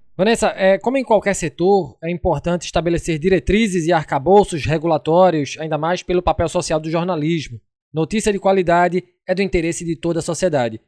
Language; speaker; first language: Portuguese; native; Portuguese